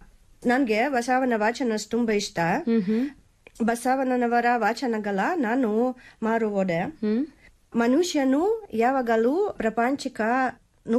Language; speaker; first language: Kannada; non-native, learner; Russian